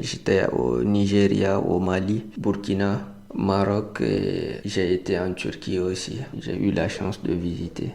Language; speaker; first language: French; non-native, local second language; Hausa